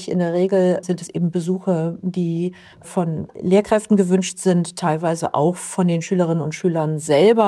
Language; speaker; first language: German; native; German